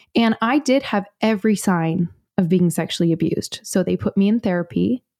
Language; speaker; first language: English; native; English